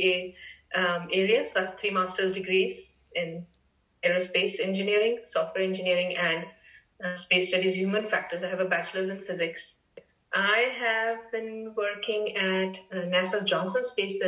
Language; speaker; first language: English; non-native, local second language; Marathi